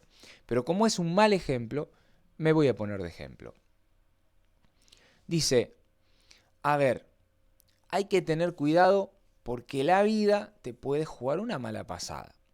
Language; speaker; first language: Spanish; native; Spanish